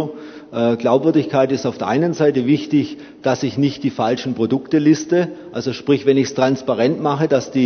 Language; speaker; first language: German; native; German